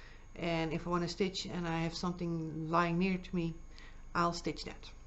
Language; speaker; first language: English; non-native, fluent; Dutch